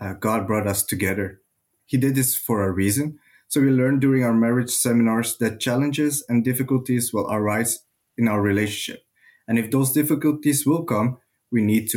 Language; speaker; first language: English; non-native, fluent; Dutch